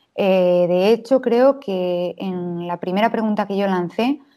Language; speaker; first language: Spanish; native; Spanish